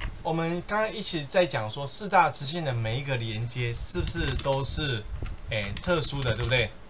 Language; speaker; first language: Chinese; native; Chinese